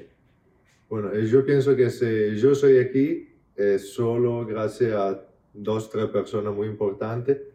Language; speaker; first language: Spanish; non-native, fluent; Italian